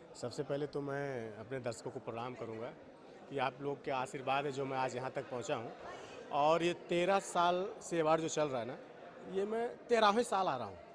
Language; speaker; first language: Hindi; native; Hindi